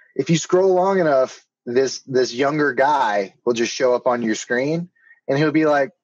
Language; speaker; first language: English; native; English